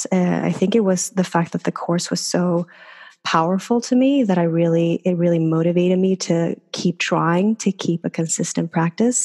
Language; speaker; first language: English; non-native, fluent; Swedish